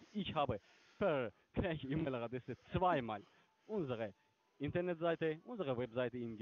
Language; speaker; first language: German; non-native, learner; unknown